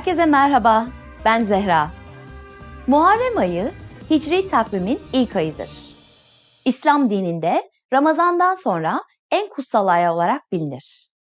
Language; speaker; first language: Turkish; native; Turkish